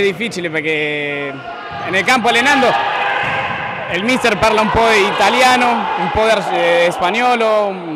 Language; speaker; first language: Italian; non-native, learner; Spanish